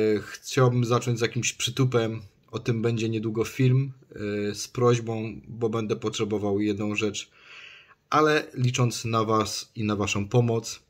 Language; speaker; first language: Polish; native; Polish